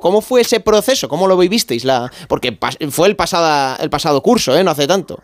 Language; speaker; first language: Spanish; native; Spanish